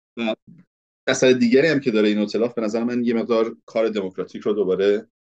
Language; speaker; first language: Persian; early bilingual, heritage; Persian